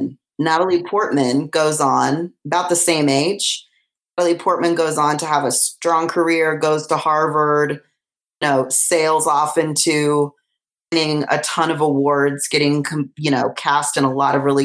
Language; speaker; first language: English; native; English